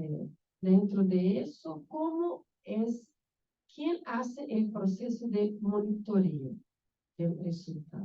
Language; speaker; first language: Spanish; non-native, learner; Portuguese